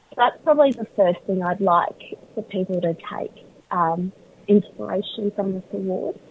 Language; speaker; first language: English; early bilingual, other home language; Vietnamese